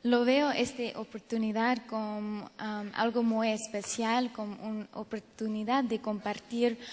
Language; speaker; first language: Spanish; non-native, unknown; English